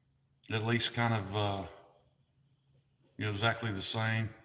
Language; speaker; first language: English; native; English